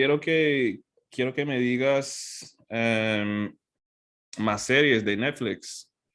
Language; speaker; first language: Spanish; non-native, fluent; English